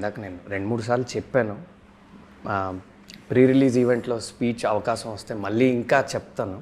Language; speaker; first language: Telugu; native; Telugu